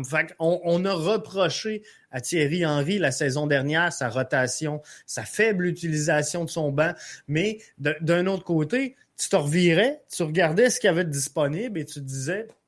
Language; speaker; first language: French; native; French